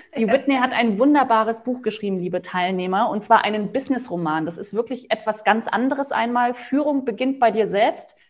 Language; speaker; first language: German; native; German